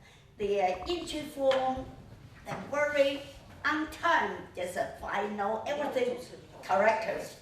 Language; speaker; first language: English; non-native, learner; Chinese